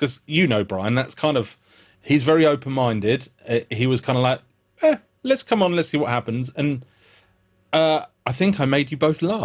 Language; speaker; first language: English; native; English